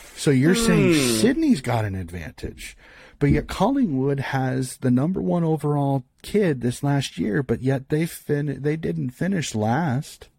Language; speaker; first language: English; native; English